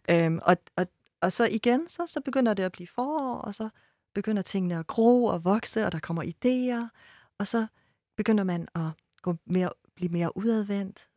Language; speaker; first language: Danish; early bilingual, other home language; Persian